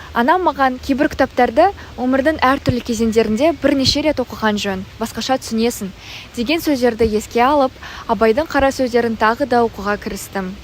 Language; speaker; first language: Kazakh; native; Kazakh